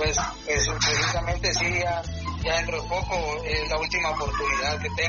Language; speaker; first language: Spanish; native; Spanish